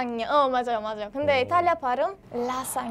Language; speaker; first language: Korean; non-native, learner; Italian